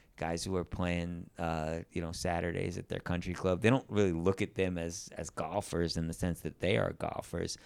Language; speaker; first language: English; native; English